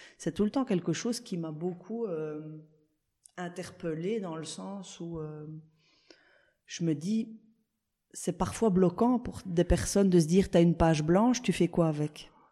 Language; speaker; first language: French; early bilingual, other home language; Italian